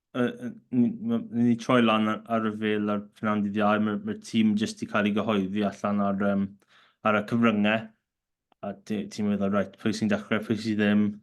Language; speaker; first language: Welsh; native; Welsh